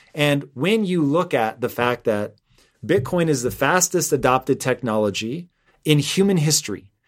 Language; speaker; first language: English; native; English